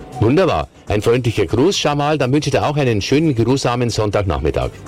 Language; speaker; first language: German; native; German